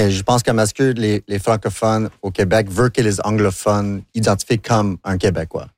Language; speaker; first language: French; non-native, local second language; English